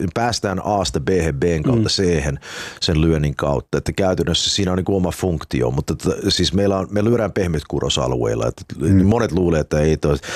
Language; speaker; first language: Finnish; early bilingual, heritage; Finnish